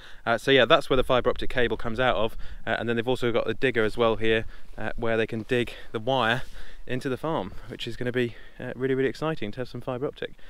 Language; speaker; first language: English; native; English